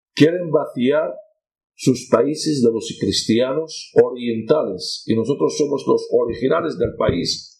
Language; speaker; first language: Spanish; non-native, fluent; Arabic